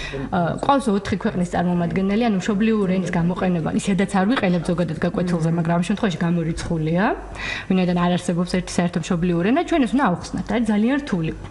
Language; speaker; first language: Georgian; native; Georgian